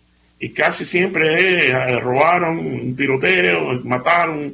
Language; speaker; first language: Spanish; native; Spanish